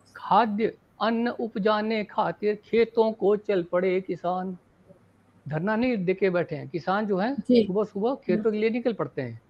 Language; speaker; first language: Hindi; native; Hindi